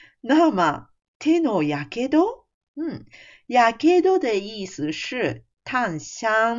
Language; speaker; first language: Chinese; non-native, fluent; Japanese